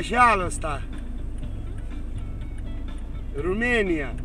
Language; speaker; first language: Russian; non-native, learner; Romanian